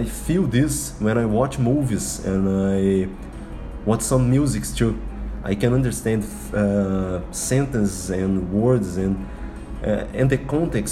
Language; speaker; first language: English; non-native, learner; Portuguese